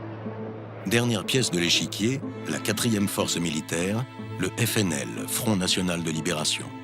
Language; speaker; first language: French; native; French